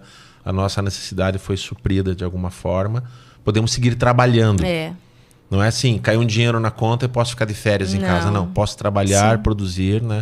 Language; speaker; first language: Portuguese; native; Portuguese